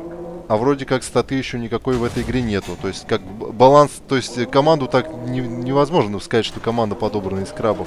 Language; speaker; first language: Russian; native; Russian